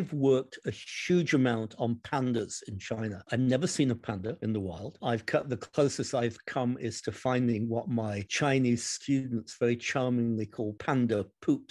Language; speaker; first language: English; native; English